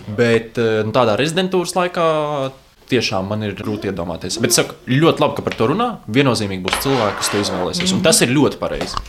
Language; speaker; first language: Latvian; non-native, local second language; Russian